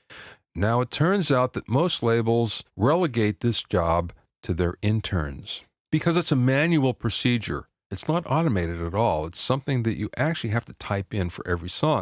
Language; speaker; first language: English; native; English